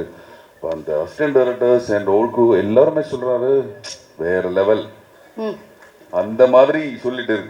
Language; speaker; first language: Tamil; non-native, learner; Malayalam